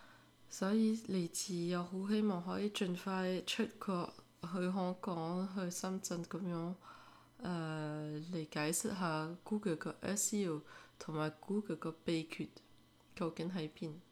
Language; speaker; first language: Cantonese; early bilingual, heritage; French